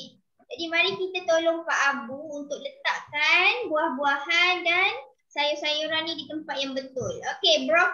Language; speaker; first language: Malay; native; Malay